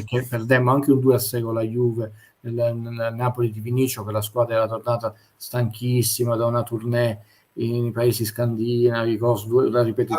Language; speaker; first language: Italian; native; Italian